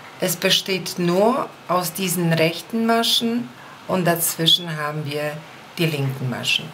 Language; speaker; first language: German; non-native, fluent; Polish